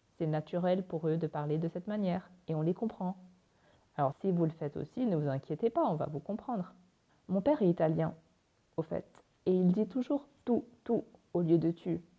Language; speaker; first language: French; native; French